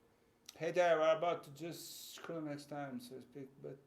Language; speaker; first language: English; non-native, fluent; Portuguese